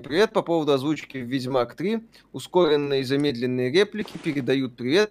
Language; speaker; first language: Russian; native; Russian